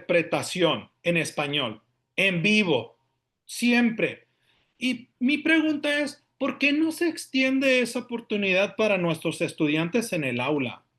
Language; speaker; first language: Spanish; early bilingual, heritage; Spanish